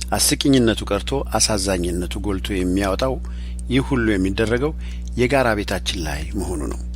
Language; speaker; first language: Amharic; native; Amharic